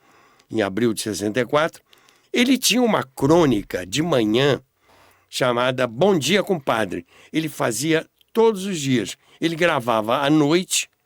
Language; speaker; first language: Portuguese; native; Portuguese